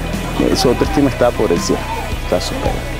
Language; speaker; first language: Spanish; native; Spanish